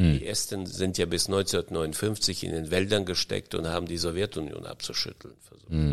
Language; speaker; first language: German; early bilingual, heritage; German